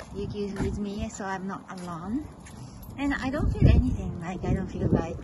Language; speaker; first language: English; non-native, fluent; Japanese